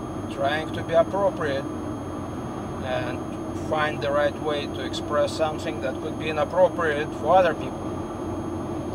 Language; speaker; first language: English; non-native, fluent; Russian